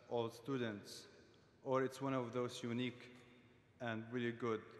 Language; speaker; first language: English; non-native, fluent; Arabic